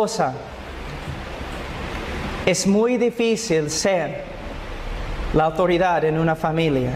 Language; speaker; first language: Spanish; non-native, fluent; English